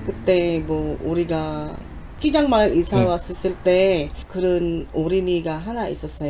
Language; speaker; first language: Korean; non-native, learner; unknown